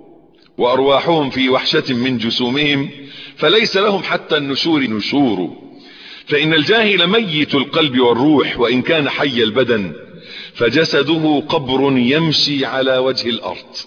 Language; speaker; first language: Arabic; native; Arabic